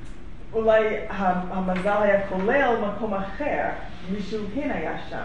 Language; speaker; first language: Hebrew; non-native, fluent; English